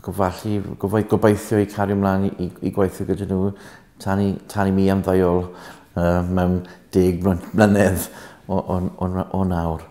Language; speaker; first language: Welsh; non-native, local second language; English